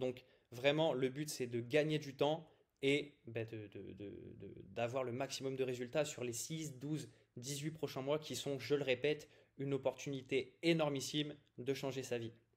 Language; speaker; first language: French; native; French